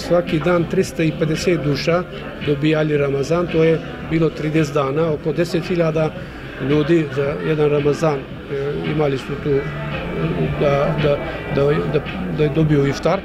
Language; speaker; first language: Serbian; early bilingual, heritage; Croatian